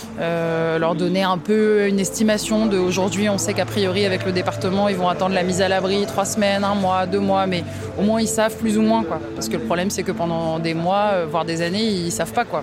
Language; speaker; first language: French; native; French